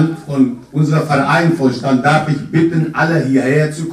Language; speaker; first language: German; non-native, fluent; Kurdish